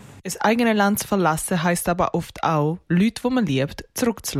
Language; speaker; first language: German; native; German